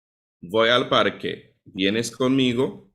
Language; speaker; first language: Spanish; non-native, fluent; English